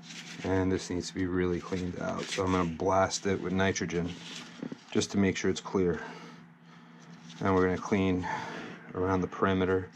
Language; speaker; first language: English; native; English